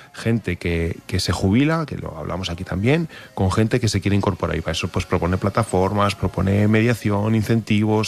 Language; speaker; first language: Spanish; native; Spanish